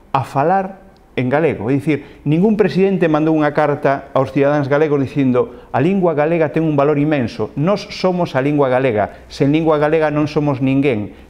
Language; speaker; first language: Galician; non-native, local second language; Spanish